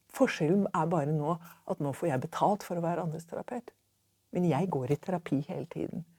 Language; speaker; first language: Norwegian; native; Norwegian